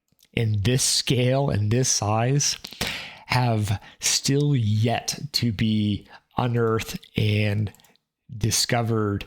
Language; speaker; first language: English; native; English